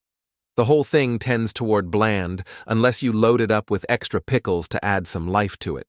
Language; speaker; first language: English; native; English